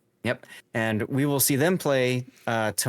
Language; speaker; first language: English; native; English